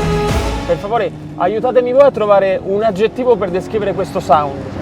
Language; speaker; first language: Italian; native; Italian